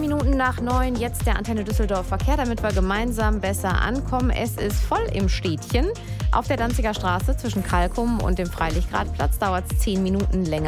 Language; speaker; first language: German; native; German